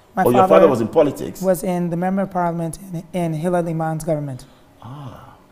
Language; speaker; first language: English; early bilingual, other home language; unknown